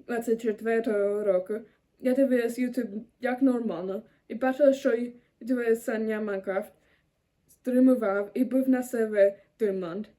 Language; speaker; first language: Ukrainian; non-native, learner; German